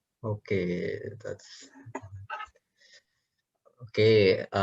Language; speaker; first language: English; non-native, learner; Indonesian